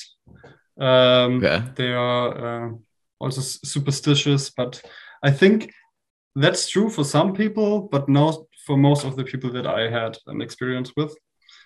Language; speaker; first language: English; non-native, fluent; German